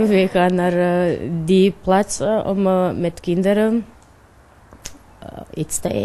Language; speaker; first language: Dutch; non-native, learner; Chechen